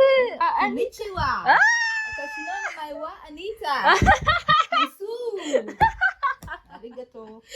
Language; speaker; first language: Japanese; non-native, learner; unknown